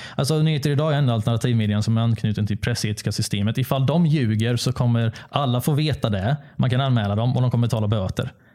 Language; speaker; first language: Swedish; early bilingual, other home language; Bosnian